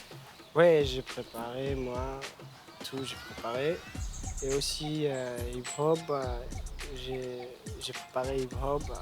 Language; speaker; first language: French; non-native, learner; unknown